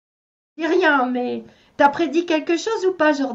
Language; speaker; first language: French; native; French